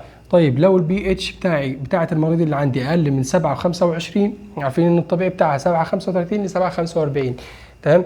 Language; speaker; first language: Arabic; native; Arabic